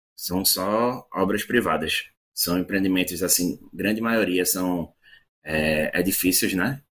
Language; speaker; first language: Portuguese; native; Portuguese